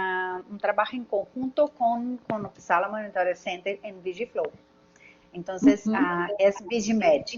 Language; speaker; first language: Spanish; non-native, learner; Portuguese